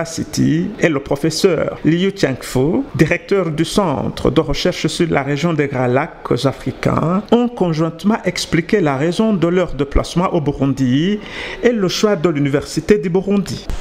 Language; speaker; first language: French; non-native, local second language; Rundi